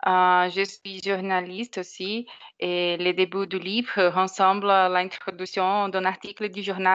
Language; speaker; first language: French; non-native, learner; Portuguese